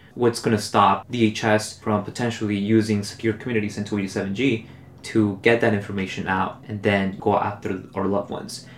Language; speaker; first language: English; early bilingual, other home language; Spanish